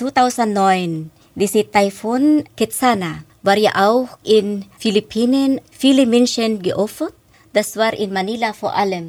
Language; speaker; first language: German; non-native, fluent; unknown